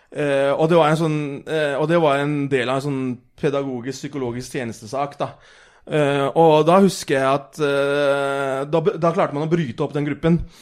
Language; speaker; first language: Norwegian; early bilingual, other home language; Urdu